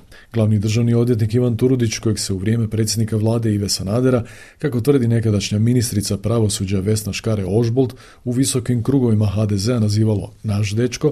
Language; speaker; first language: Croatian; native; Croatian